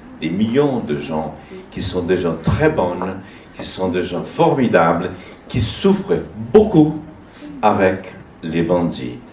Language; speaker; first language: French; non-native, fluent; Portuguese